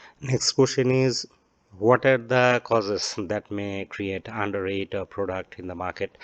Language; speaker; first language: English; non-native, local second language; Bangla